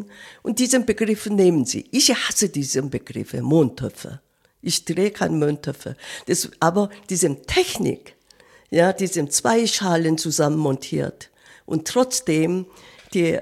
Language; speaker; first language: German; non-native, fluent; Korean